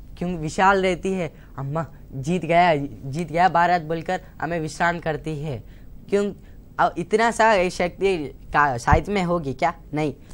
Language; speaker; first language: Hindi; non-native, local second language; Telugu